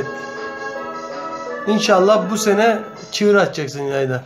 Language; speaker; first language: Turkish; native; Turkish